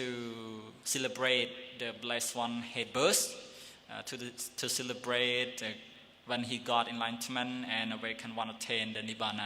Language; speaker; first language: English; non-native, learner; Khmer